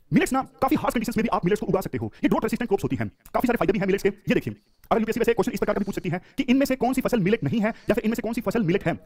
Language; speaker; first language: Hindi; native; Hindi